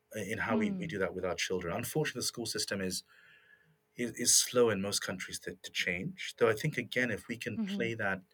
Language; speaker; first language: English; native; English